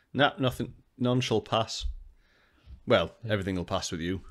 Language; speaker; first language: English; native; English